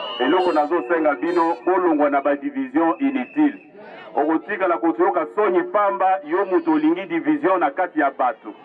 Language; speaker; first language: Lingala; non-native, local second language; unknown